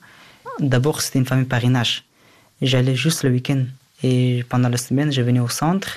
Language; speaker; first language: French; early bilingual, other home language; Persian